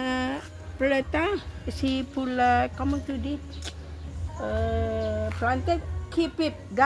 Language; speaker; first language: French; non-native, learner; Indonesian